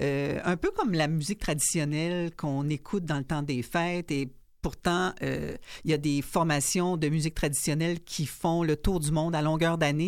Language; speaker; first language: French; native; French